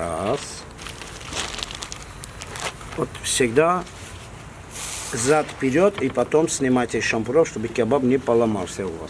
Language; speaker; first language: Russian; non-native, fluent; Armenian